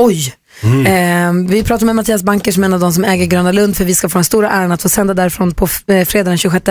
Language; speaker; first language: Swedish; native; Swedish